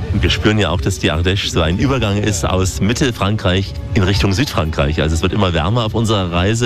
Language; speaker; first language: German; native; German